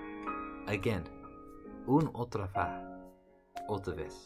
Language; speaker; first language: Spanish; non-native, learner; English